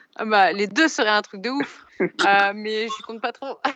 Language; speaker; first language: French; native; French